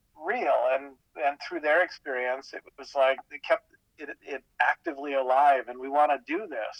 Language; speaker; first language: English; native; English